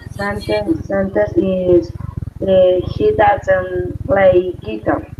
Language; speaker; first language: English; non-native, learner; Spanish